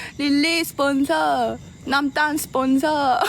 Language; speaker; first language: Thai; non-native, learner; Korean